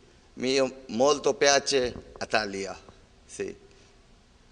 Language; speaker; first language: Italian; non-native, learner; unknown